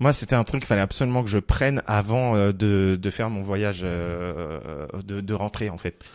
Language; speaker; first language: French; native; French